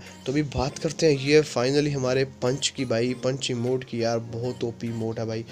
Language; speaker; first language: Hindi; native; Hindi